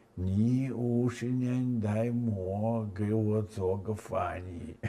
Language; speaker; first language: Chinese; non-native, fluent; Russian